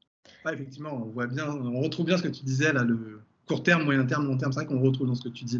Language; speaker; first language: French; native; French